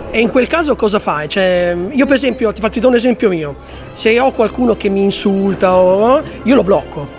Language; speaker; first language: Italian; native; Italian